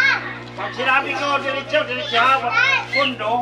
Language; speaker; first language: Filipino; non-native, local second language; Bikol